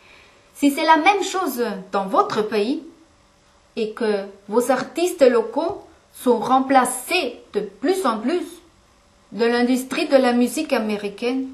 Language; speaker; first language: French; non-native, fluent; German